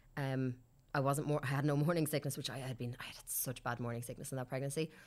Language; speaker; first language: English; native; English